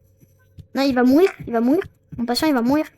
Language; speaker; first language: French; native; French